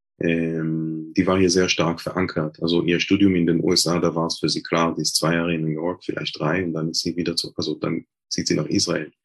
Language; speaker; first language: German; non-native, fluent; Hebrew